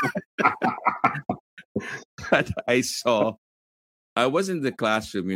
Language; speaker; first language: English; non-native, local second language; Filipino